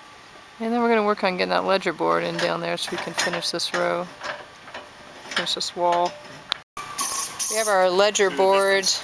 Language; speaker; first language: English; native; English